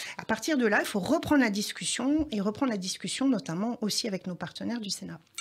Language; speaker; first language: French; native; French